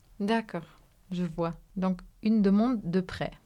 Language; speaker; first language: French; non-native, fluent; Spanish